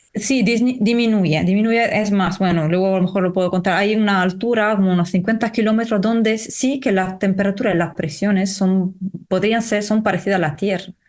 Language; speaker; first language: Spanish; non-native, fluent; Italian